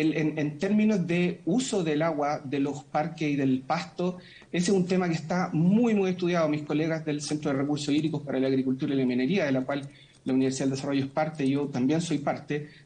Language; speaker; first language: Spanish; native; Spanish